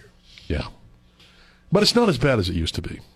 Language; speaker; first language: English; native; English